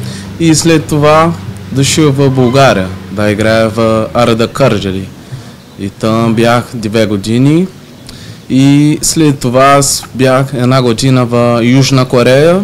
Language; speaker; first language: Bulgarian; non-native, learner; Portuguese